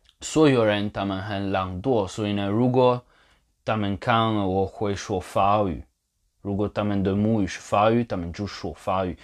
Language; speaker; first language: Chinese; non-native, fluent; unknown